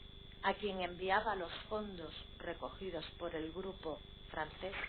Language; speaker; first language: Spanish; native; Spanish